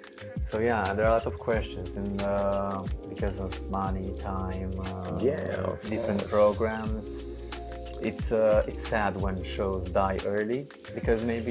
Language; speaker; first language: English; non-native, fluent; Romanian